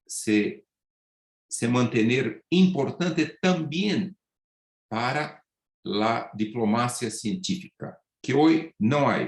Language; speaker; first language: Spanish; non-native, fluent; Portuguese